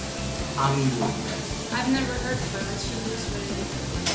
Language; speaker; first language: English; non-native, fluent; Turkish